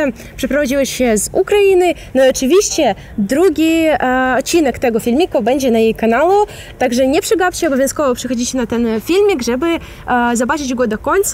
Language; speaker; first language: Polish; non-native, fluent; Ukrainian